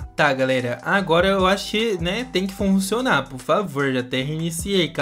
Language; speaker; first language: Portuguese; native; Portuguese